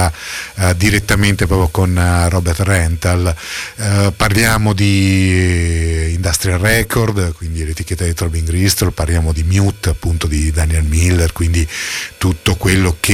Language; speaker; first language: Italian; native; Italian